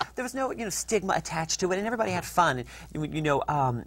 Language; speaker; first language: English; native; English